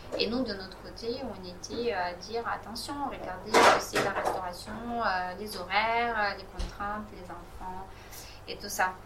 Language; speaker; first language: French; non-native, fluent; Romanian